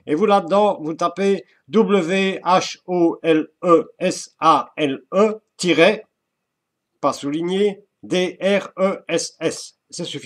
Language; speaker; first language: French; native; French